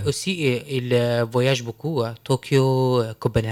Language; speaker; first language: French; non-native, learner; Arabic